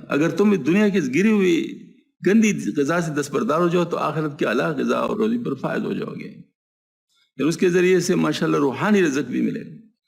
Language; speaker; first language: Urdu; non-native, local second language; Pashto